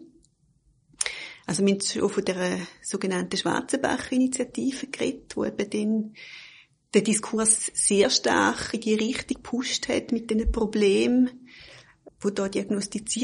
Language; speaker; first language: German; native; German